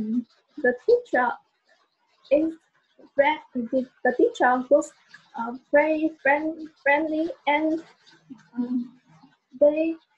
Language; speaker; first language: English; non-native, learner; Vietnamese